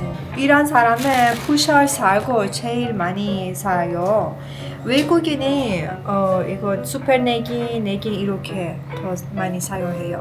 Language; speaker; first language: Korean; non-native, learner; Persian